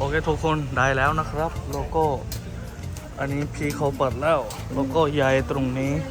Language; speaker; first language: Thai; non-native, learner; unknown